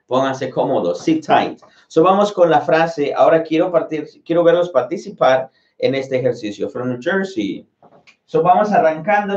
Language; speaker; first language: Spanish; native; Spanish